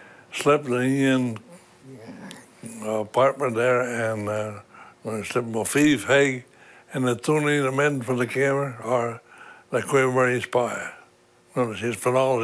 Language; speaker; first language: Dutch; non-native, local second language; Western Frisian